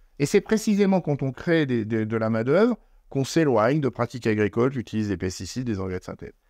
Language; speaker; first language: French; native; French